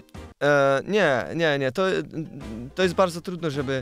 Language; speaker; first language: Polish; early bilingual, other home language; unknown